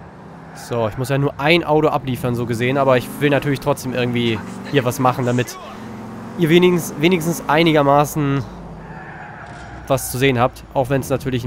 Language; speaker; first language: German; native; German